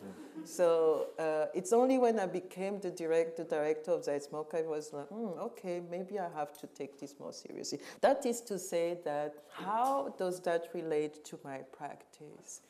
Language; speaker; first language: English; non-native, local second language; French